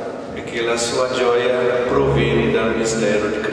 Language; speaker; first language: Italian; non-native, fluent; Portuguese